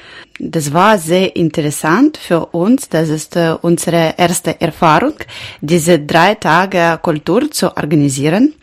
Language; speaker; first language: German; non-native, learner; Ukrainian